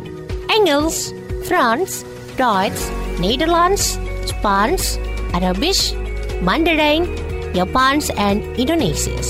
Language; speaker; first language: Dutch; non-native, fluent; Indonesian